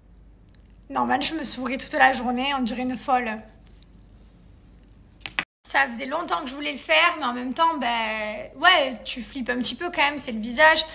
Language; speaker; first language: French; native; French